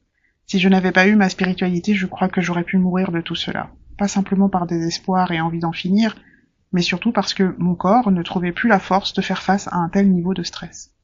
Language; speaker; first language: French; native; French